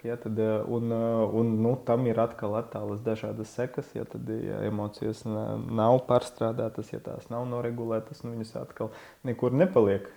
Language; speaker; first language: Latvian; non-native, local second language; Russian